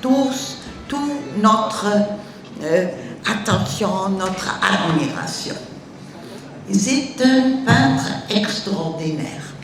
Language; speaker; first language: French; non-native, learner; German